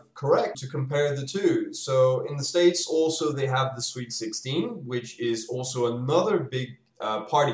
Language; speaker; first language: English; native; English